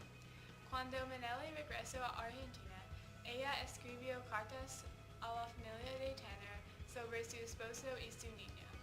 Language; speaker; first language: Spanish; non-native, learner; English